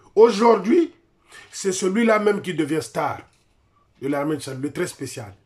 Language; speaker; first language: French; non-native, local second language; Lingala